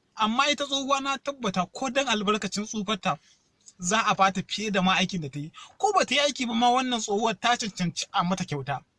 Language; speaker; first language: Hausa; non-native, local second language; Yoruba